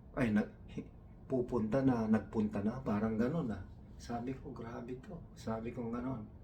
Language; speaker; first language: Filipino; non-native, local second language; Iloko